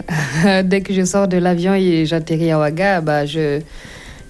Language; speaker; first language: French; non-native, local second language; Mossi